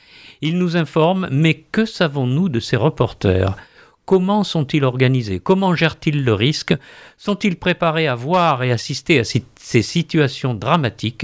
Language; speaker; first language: French; native; French